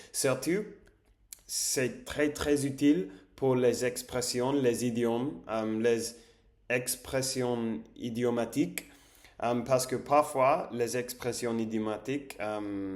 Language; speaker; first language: French; non-native, learner; English